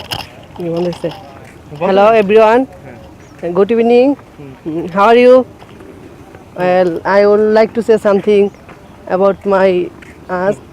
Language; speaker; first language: English; non-native, learner; Bangla